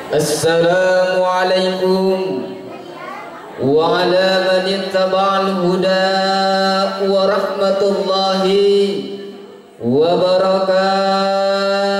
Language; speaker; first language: Arabic; non-native, learner; Indonesian